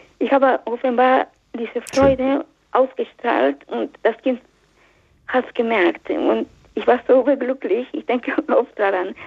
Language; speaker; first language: German; non-native, fluent; Spanish